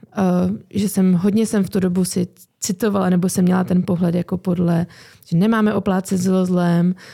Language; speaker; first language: Czech; native; Czech